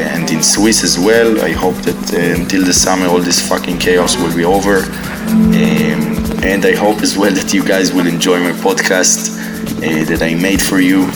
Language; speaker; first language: English; non-native, fluent; Hebrew